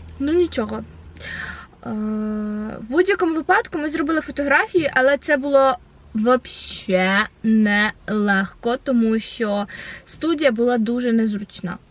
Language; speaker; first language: Ukrainian; non-native, local second language; Russian